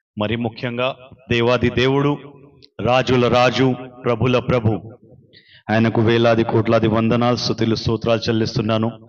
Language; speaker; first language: Telugu; non-native, local second language; Urdu